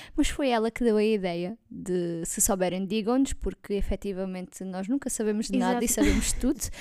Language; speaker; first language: Portuguese; native; Portuguese